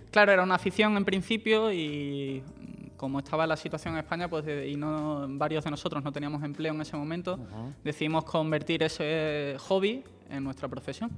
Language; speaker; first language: Spanish; native; Spanish